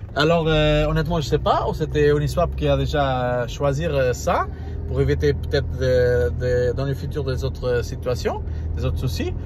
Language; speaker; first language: French; non-native, learner; Portuguese